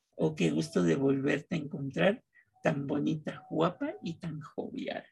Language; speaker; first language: Spanish; native; Spanish